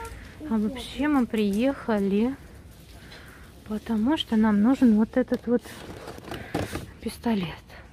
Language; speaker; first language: Russian; native; Russian